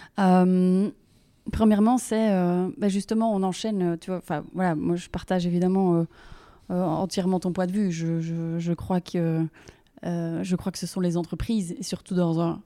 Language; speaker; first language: French; native; French